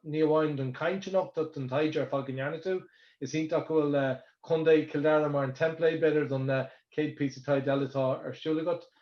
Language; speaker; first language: Irish; non-native, local second language; English